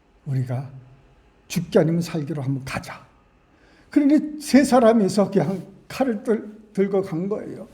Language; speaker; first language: Korean; native; Korean